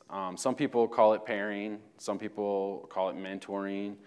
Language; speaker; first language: English; native; English